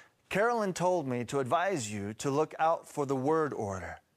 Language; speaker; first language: English; native; English